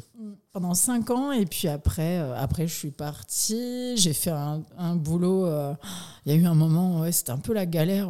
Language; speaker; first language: French; native; French